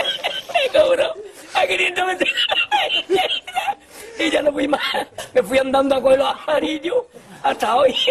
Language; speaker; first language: Spanish; native; Spanish